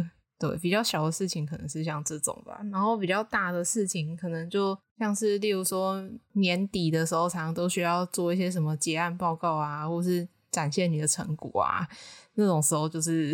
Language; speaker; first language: Chinese; native; Chinese